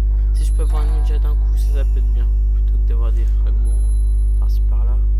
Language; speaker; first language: French; native; French